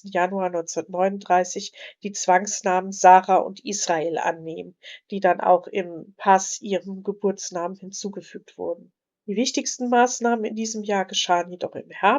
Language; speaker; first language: German; native; German